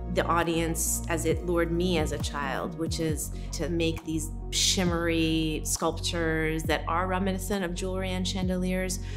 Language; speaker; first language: English; native; English